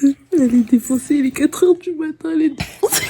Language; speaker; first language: French; native; French